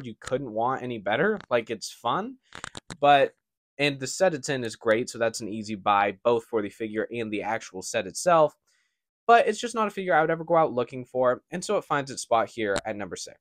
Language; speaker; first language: English; native; English